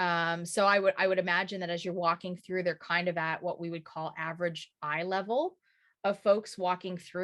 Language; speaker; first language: English; native; English